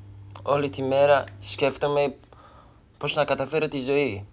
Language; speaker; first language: Greek; non-native, learner; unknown